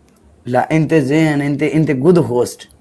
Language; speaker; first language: Arabic; non-native, learner; Punjabi